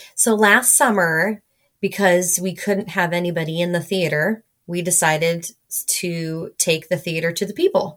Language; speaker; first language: English; native; English